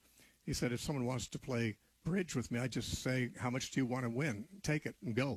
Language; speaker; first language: English; native; English